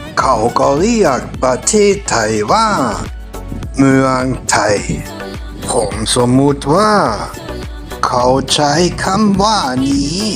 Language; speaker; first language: Thai; non-native, fluent; German